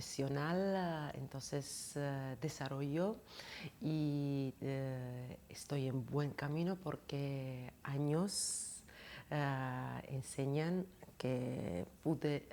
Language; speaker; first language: Spanish; non-native, fluent; Georgian